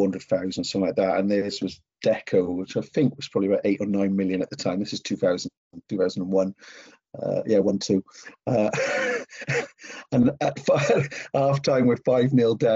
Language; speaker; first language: English; native; English